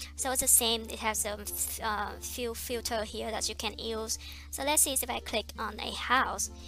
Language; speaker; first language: English; non-native, fluent; Vietnamese